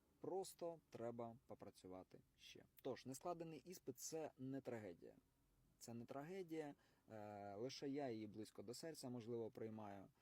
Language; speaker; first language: Ukrainian; non-native, local second language; Russian